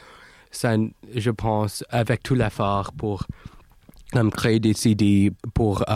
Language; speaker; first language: French; non-native, local second language; English